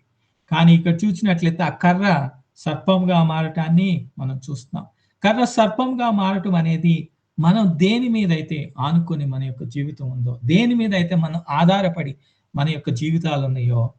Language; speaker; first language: Telugu; native; Telugu